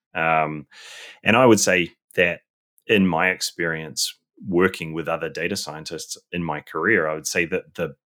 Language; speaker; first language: English; native; English